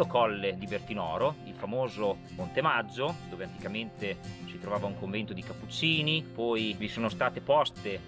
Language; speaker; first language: Italian; native; Italian